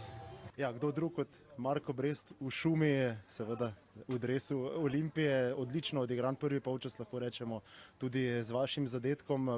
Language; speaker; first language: Slovenian; native; Slovenian